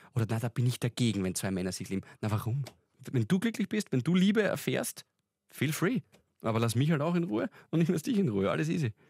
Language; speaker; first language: German; native; German